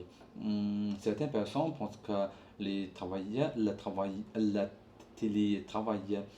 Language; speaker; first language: French; non-native, learner; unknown